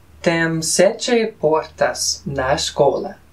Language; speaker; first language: Portuguese; non-native, fluent; Spanish